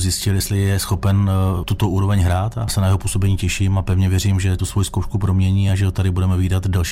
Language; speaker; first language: Czech; native; Czech